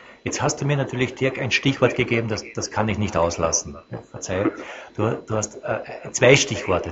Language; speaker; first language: German; native; German